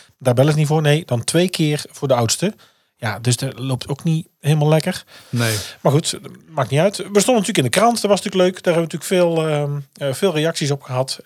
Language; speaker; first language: Dutch; native; Dutch